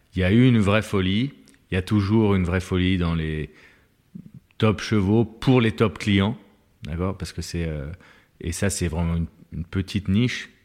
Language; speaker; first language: French; native; French